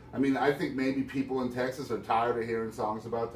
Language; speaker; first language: English; native; English